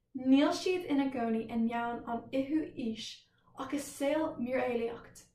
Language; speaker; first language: Irish; non-native, local second language; English